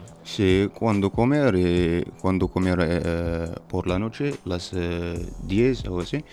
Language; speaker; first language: Spanish; non-native, learner; Berber languages